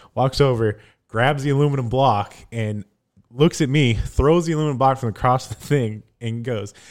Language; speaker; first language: English; native; English